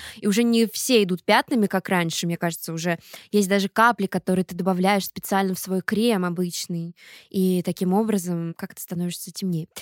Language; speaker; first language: Russian; native; Russian